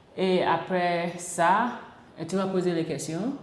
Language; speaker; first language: French; non-native, learner; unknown